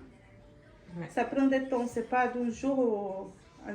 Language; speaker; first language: French; non-native, learner; Portuguese